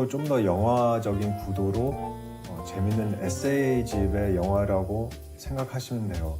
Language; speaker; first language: Korean; early bilingual, heritage; Korean